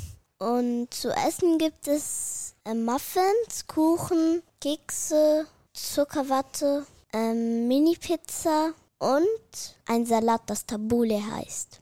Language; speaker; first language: German; early bilingual, other home language; Arabic